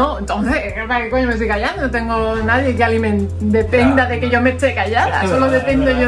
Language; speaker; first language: Spanish; native; Spanish